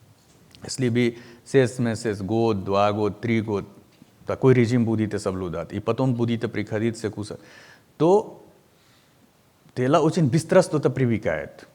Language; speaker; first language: Russian; non-native, learner; Hindi